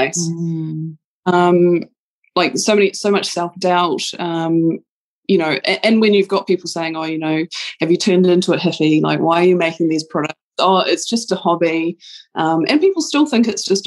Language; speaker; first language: English; native; English